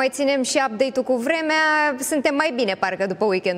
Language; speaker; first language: Romanian; native; Romanian